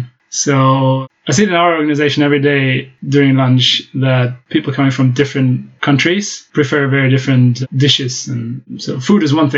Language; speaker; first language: English; non-native, fluent; German